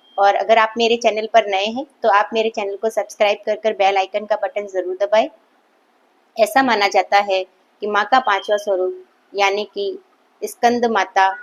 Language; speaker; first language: Hindi; native; Hindi